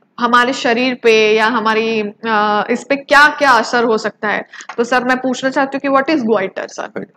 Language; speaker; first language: Hindi; non-native, local second language; Gujarati